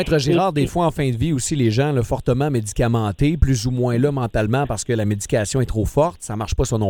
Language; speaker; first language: French; native; French